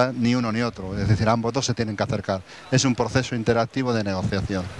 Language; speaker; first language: Spanish; native; Spanish